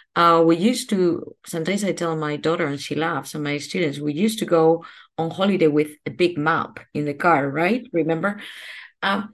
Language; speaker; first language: English; non-native, fluent; Spanish